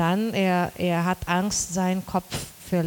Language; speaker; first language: German; non-native, learner; Portuguese